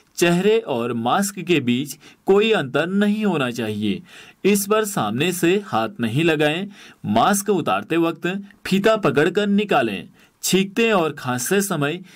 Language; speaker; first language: Hindi; native; Hindi